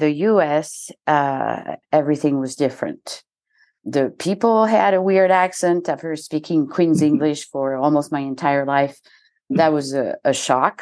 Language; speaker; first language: English; non-native, fluent; French